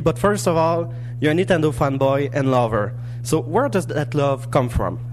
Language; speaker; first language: English; non-native, fluent; French